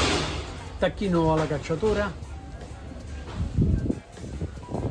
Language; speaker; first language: Italian; native; Italian